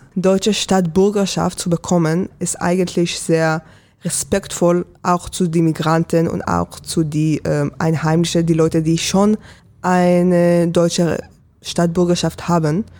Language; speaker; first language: German; non-native, fluent; Hebrew